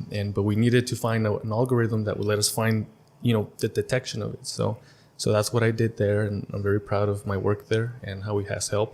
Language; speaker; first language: English; early bilingual, other home language; Spanish